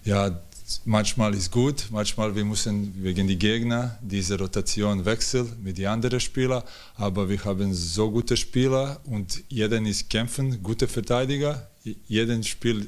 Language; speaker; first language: German; non-native, learner; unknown